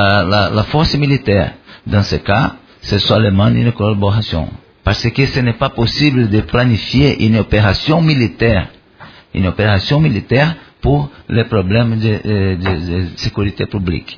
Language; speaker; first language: French; non-native, learner; Portuguese